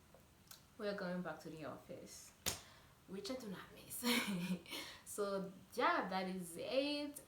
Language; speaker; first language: English; non-native, local second language; Kinyarwanda